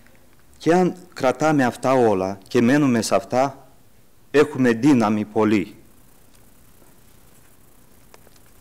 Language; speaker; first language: Greek; early bilingual, heritage; Greek